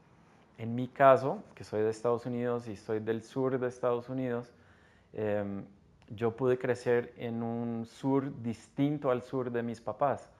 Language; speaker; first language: Spanish; non-native, fluent; English